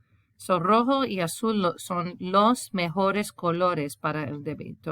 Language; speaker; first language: Spanish; non-native, fluent; English